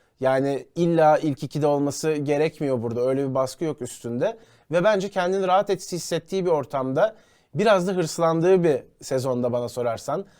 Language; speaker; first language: Turkish; native; Turkish